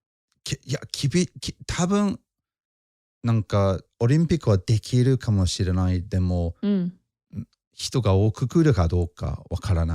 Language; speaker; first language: Japanese; non-native, fluent; English